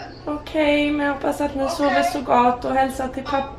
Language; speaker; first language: Swedish; early bilingual, heritage; English